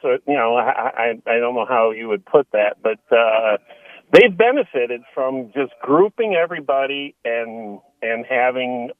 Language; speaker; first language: English; native; English